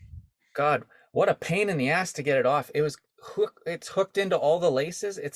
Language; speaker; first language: English; native; English